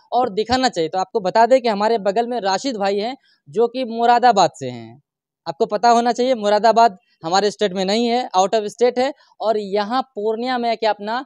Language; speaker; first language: Hindi; native; Hindi